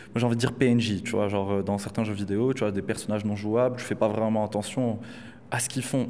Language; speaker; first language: French; non-native, local second language; Arabic